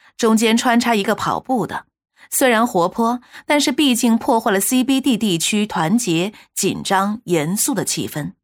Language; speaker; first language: Chinese; native; Chinese